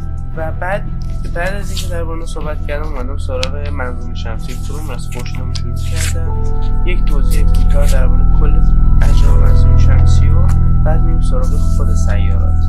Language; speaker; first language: Persian; native; Persian